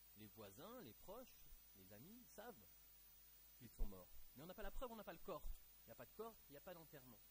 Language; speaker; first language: French; native; French